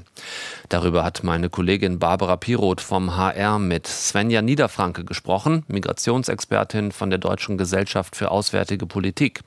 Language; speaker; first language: German; native; German